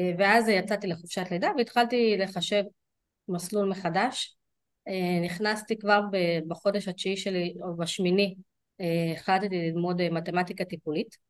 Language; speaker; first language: Hebrew; early bilingual, other home language; Russian